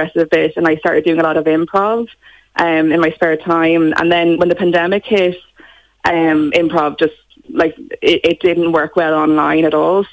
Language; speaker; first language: English; native; English